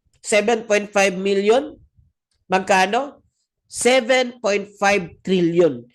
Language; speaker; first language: Filipino; non-native, local second language; Cebuano